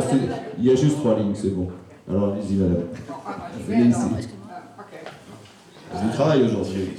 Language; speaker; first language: French; native; French